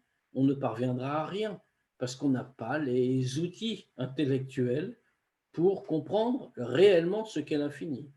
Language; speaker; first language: French; native; French